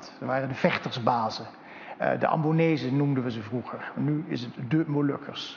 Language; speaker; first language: Dutch; native; Dutch